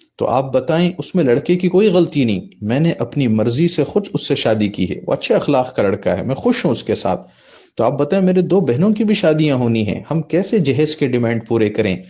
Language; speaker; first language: Hindi; native; Hindi